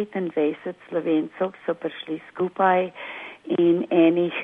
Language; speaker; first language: Slovenian; early bilingual, heritage; Slovenian